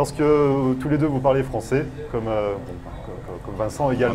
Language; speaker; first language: French; native; French